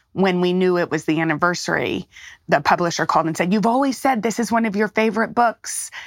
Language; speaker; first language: English; native; English